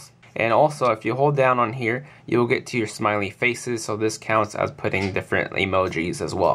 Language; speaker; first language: English; native; English